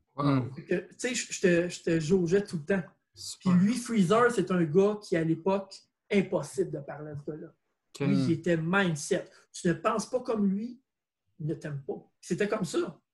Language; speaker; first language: French; native; French